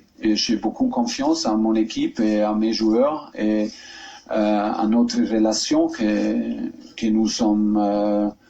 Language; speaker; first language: French; non-native, learner; German